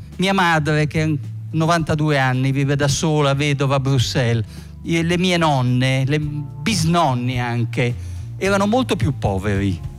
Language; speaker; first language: Italian; native; Italian